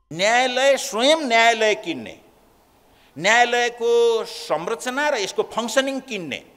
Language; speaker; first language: Nepali; native; Nepali